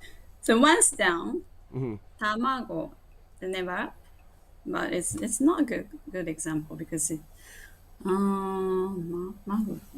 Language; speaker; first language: English; non-native, learner; Japanese